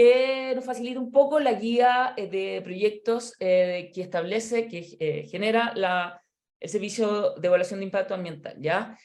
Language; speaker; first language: Spanish; native; Spanish